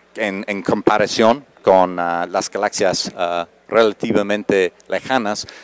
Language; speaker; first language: Spanish; non-native, fluent; English